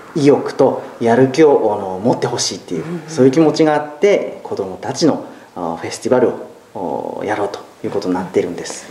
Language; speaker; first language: Japanese; native; Japanese